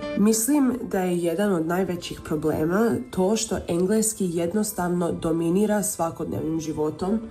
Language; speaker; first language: Croatian; early bilingual, heritage; Croatian